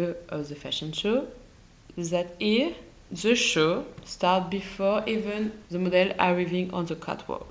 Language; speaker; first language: English; non-native, learner; French